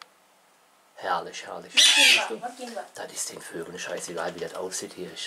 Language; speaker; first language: German; native; German